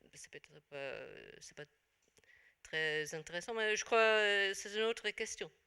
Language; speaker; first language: French; non-native, fluent; Dutch